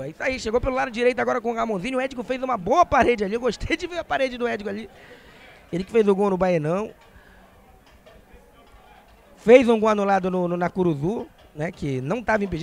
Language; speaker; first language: Portuguese; native; Portuguese